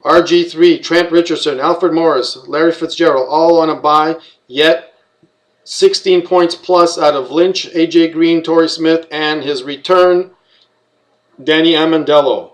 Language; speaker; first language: English; native; English